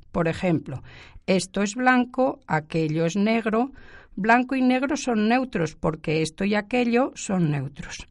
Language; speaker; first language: Spanish; native; Spanish